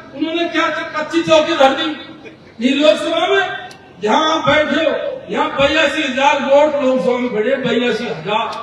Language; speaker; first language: Hindi; native; Hindi